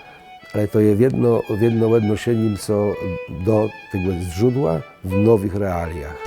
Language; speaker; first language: Polish; native; Polish